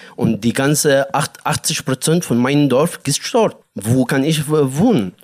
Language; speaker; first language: German; non-native, learner; Arabic